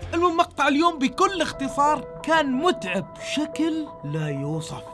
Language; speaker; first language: Arabic; native; Arabic